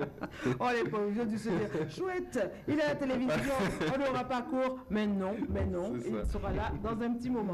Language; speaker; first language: French; native; French